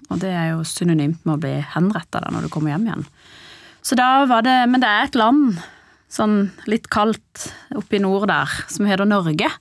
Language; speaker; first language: Norwegian; early bilingual, other home language; Persian